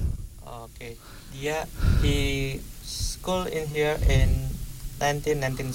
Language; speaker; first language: English; non-native, learner; Indonesian